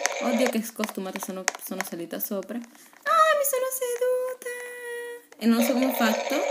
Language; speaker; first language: Italian; non-native, fluent; Spanish